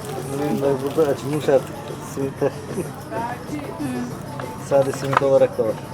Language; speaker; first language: Turkish; native; Turkish